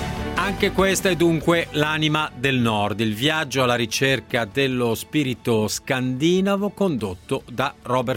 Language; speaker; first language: Italian; native; Italian